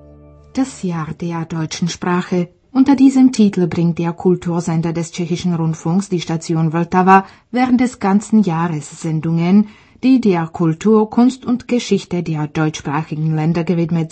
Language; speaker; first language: German; native; German